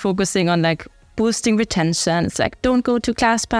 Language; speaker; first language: English; non-native, fluent; German